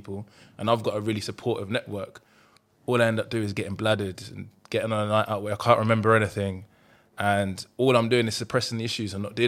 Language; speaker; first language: English; native; English